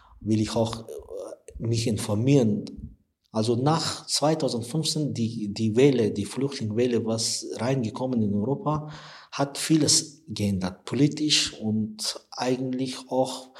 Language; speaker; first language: German; non-native, learner; Persian